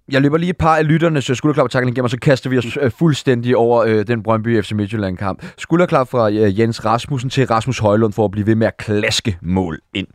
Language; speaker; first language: Danish; native; Danish